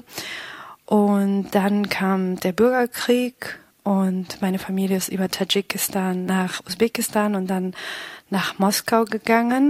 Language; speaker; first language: German; early bilingual, other home language; Pashto